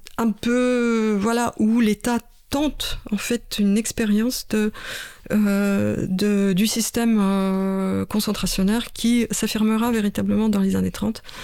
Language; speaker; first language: French; non-native, fluent; Russian